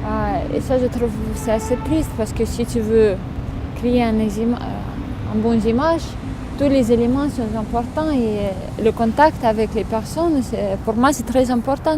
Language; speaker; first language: French; non-native, fluent; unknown